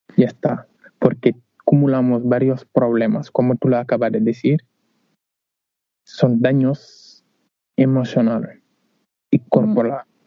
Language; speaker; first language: Spanish; non-native, learner; Wolof